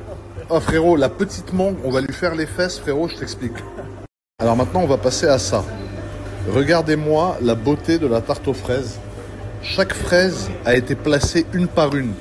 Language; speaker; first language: French; native; French